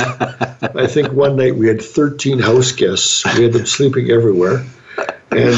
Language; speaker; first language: English; native; English